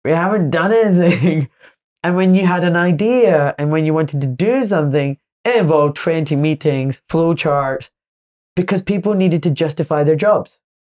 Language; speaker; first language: English; native; English